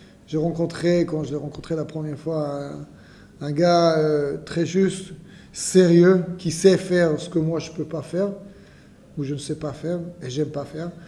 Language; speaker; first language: French; non-native, fluent; Hebrew